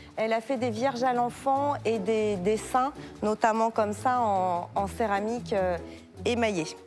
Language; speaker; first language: French; native; French